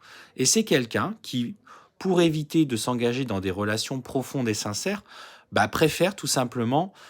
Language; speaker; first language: French; native; French